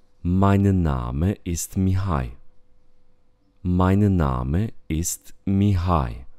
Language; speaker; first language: German; non-native, fluent; Romanian